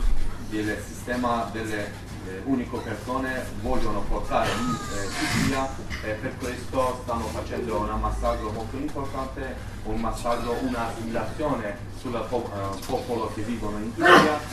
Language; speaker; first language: Italian; non-native, learner; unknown